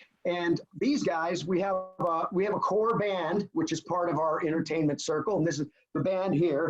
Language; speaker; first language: English; native; English